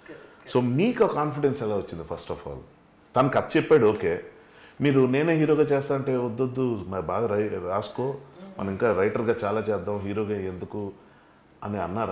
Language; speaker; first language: Telugu; native; Telugu